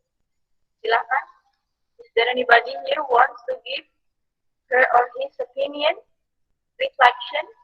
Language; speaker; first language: English; non-native, fluent; Indonesian